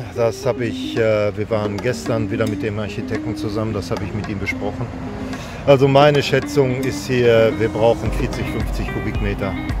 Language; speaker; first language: German; native; German